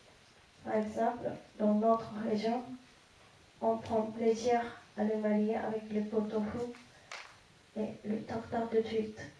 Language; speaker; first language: French; non-native, fluent; Japanese